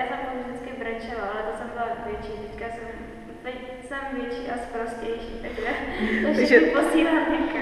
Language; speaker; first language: Czech; early bilingual, other home language; Vietnamese